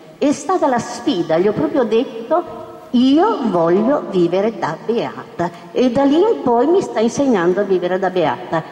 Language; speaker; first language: Italian; native; Italian